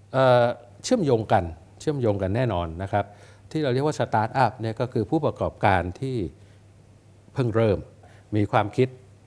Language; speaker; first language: Thai; native; Thai